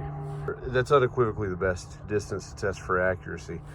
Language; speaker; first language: English; native; English